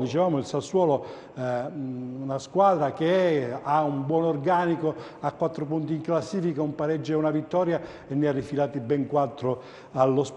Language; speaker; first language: Italian; native; Italian